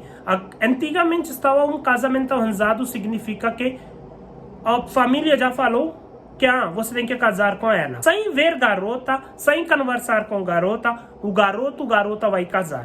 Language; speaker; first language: Portuguese; non-native, learner; Hindi